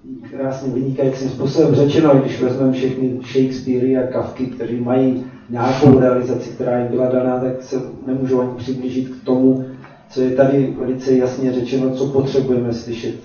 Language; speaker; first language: Czech; native; Czech